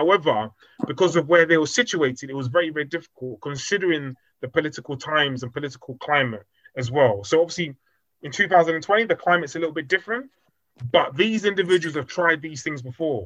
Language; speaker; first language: English; native; English